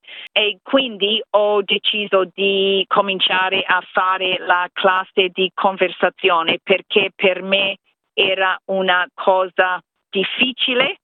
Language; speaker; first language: Italian; non-native, fluent; English